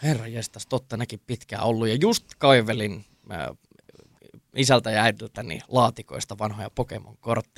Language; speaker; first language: Finnish; native; Finnish